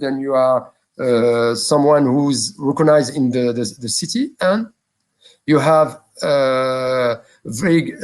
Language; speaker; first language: English; non-native, local second language; French